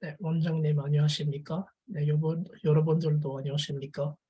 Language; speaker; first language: Korean; non-native, learner; French